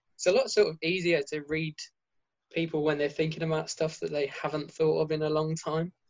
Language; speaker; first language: English; native; English